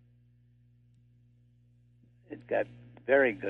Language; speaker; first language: English; native; English